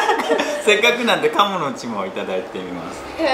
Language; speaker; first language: Japanese; native; Japanese